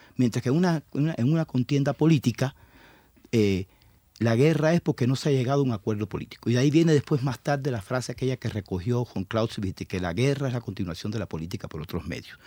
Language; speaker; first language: Spanish; native; Spanish